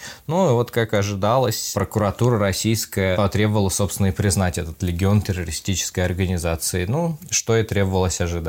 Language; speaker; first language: Russian; native; Russian